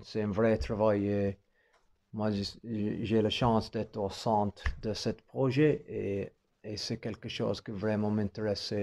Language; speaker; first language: French; non-native, fluent; English